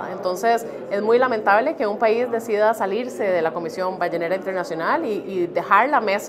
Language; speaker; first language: Spanish; native; Spanish